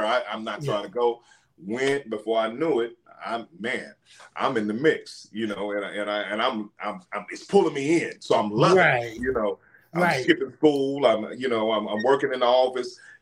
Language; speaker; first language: English; native; English